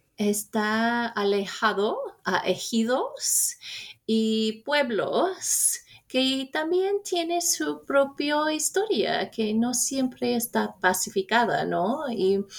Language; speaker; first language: Spanish; non-native, fluent; English